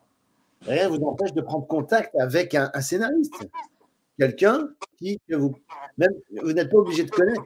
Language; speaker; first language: French; native; French